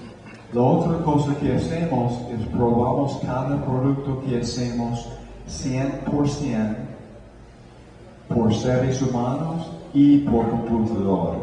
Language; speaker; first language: Spanish; non-native, fluent; English